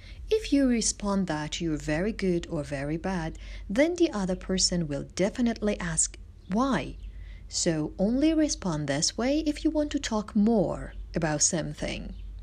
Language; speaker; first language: English; non-native, fluent; Persian